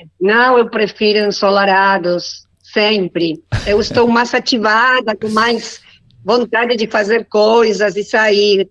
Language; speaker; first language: Portuguese; non-native, learner; Spanish